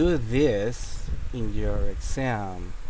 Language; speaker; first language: English; non-native, fluent; Spanish